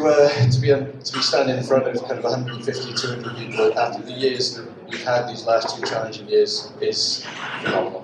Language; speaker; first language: English; native; English